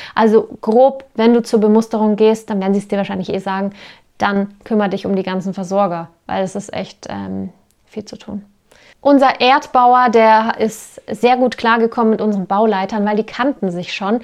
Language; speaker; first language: German; native; German